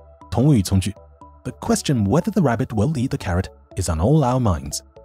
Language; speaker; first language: English; non-native, fluent; Chinese